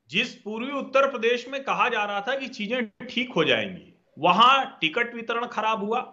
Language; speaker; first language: Hindi; native; Hindi